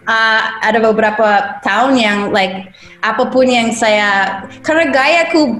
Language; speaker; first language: Indonesian; non-native, fluent; English